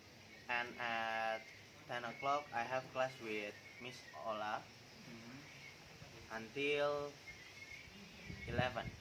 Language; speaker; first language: English; non-native, learner; Indonesian